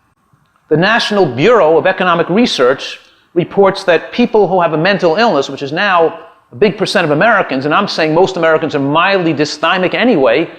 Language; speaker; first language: English; native; English